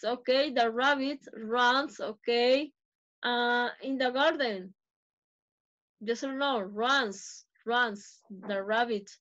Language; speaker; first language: English; non-native, fluent; Spanish